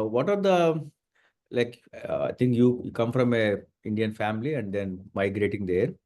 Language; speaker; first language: English; non-native, local second language; Telugu